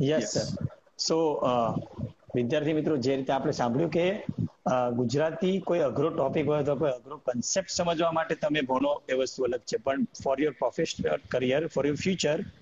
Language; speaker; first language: Gujarati; native; Gujarati